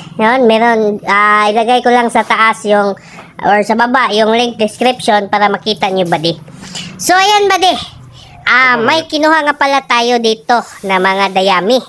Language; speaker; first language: Filipino; non-native, local second language; Cebuano